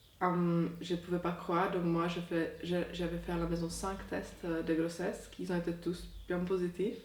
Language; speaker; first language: French; non-native, fluent; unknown